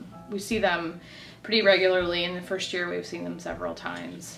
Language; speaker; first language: English; native; English